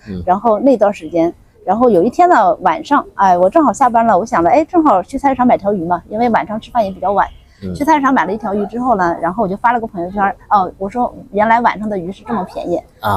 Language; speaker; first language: Chinese; non-native, local second language; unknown